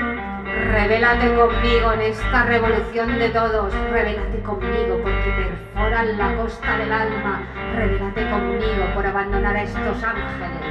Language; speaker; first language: Spanish; native; Spanish